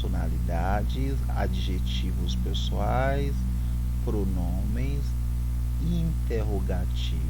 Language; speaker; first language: Portuguese; non-native, fluent; Haitian Creole